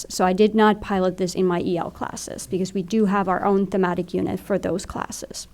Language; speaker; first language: English; non-native, fluent; Finnish